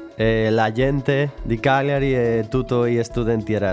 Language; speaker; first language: Italian; non-native, learner; Spanish